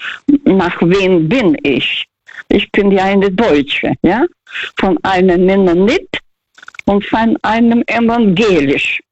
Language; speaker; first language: German; early bilingual, heritage; German